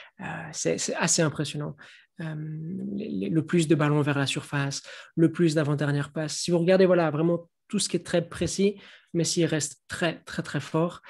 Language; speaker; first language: French; native; French